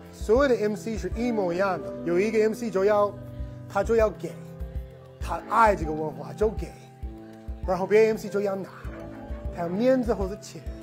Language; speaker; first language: Chinese; non-native, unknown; English